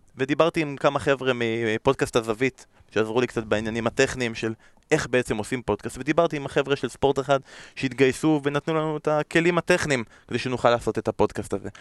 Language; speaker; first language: Hebrew; native; Hebrew